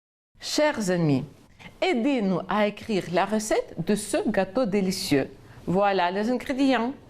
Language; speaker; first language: French; non-native, fluent; Ukrainian